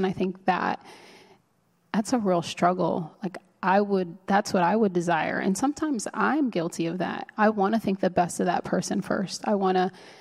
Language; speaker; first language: English; early bilingual, other home language; Spanish